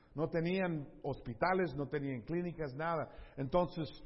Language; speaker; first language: Spanish; early bilingual, heritage; Spanish